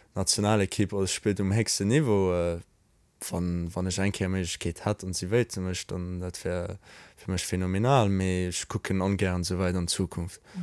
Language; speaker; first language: Luxembourgish; early bilingual, other home language; Polish